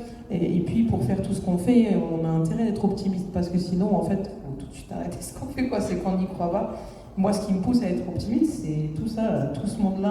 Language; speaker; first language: French; native; French